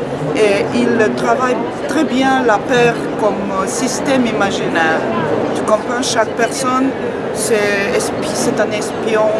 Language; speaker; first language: French; non-native, fluent; Spanish